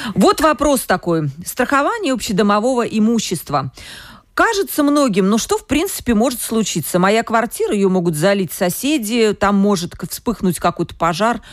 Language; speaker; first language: Russian; native; Russian